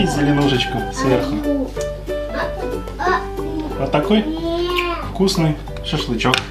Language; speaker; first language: Russian; native; Russian